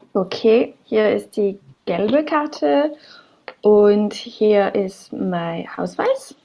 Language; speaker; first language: German; non-native, learner; French